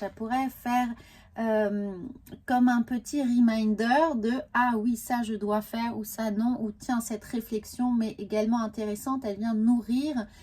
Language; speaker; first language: French; native; French